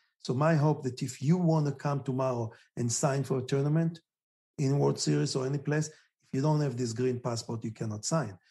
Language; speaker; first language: English; non-native, fluent; Hebrew